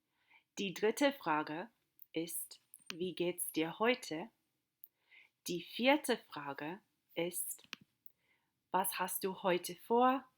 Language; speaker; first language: German; non-native, fluent; English